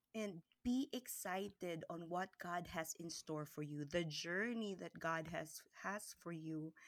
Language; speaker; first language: English; non-native, local second language; Cebuano